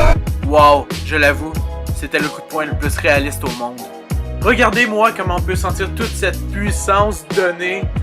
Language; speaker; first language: French; native; French